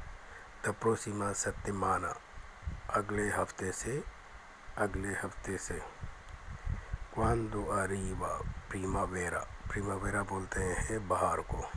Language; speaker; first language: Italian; non-native, learner; Urdu